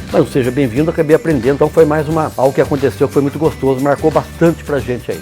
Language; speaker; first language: Portuguese; native; Portuguese